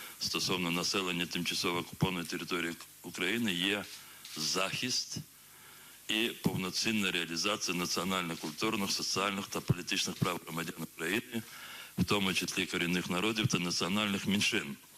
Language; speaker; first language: Ukrainian; non-native, local second language; Crimean Tatar